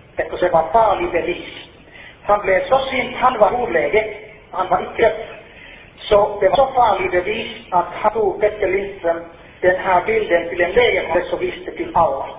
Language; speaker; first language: Swedish; non-native, fluent; Finnish